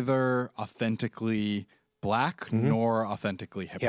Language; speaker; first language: English; native; English